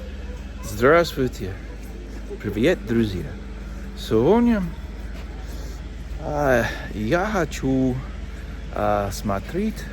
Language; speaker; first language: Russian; non-native, learner; English